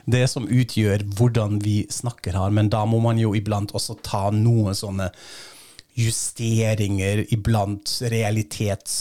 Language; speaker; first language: Norwegian; non-native, fluent; German